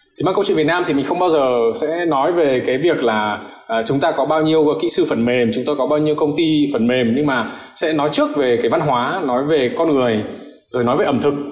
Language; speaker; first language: Vietnamese; early bilingual, heritage; Vietnamese